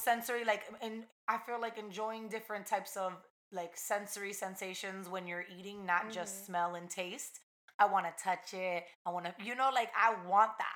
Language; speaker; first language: English; early bilingual, other home language; Spanish